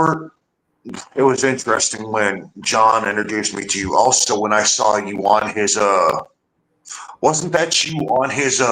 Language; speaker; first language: English; native; English